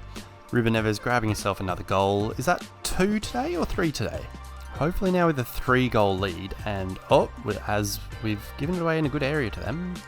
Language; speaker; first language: English; native; English